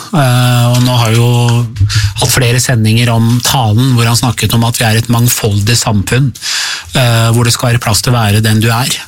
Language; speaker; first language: Norwegian; early bilingual, other home language; Persian